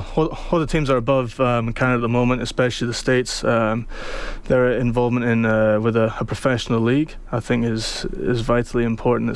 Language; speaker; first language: English; native; English